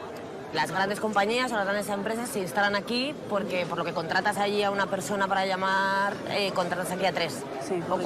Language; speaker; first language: Spanish; native; Spanish